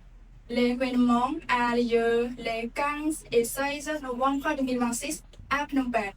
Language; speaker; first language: French; non-native, learner; Khmer